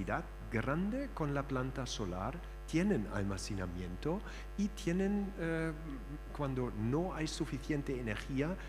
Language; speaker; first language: Spanish; non-native, fluent; German